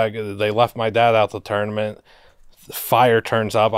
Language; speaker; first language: English; native; English